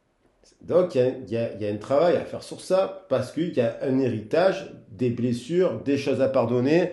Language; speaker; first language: French; native; French